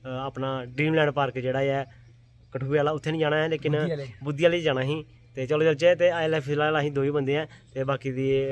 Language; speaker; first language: Punjabi; non-native, local second language; Dogri